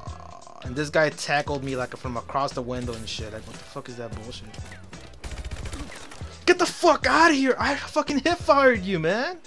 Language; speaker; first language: English; native; English